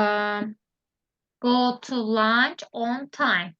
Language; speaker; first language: English; non-native, learner; Turkish